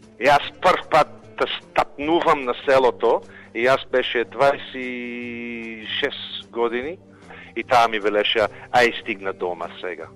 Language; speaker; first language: Macedonian; early bilingual, heritage; Macedonian